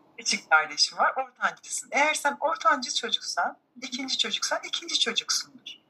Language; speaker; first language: Turkish; native; Turkish